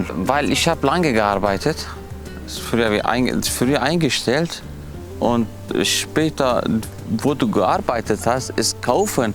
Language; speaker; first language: German; non-native, learner; Turkish